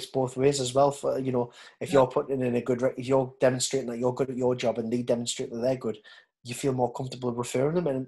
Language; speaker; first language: English; native; English